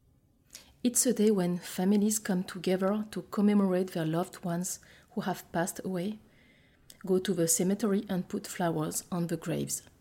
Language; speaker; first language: English; non-native, fluent; French